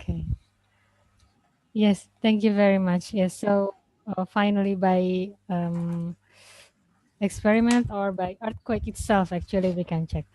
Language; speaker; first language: English; non-native, fluent; Indonesian